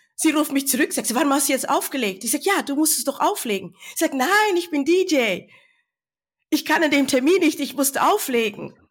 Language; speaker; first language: German; non-native, fluent; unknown